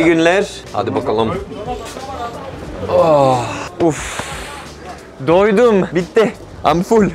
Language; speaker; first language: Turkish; non-native, learner; French